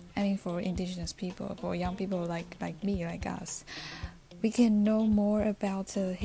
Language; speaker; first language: English; non-native, fluent; Chinese